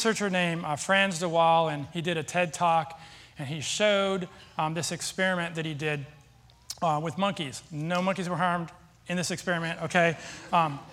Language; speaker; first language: English; native; English